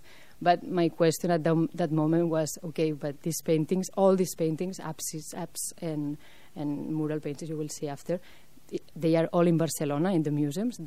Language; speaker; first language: English; non-native, fluent; French